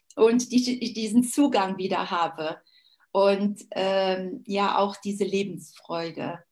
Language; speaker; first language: German; non-native, local second language; Luxembourgish